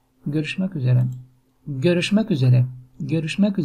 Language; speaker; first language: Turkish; non-native, learner; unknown